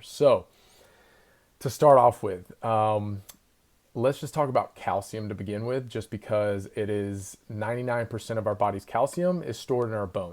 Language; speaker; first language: English; native; English